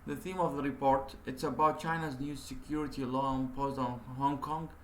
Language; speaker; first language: English; non-native, fluent; Arabic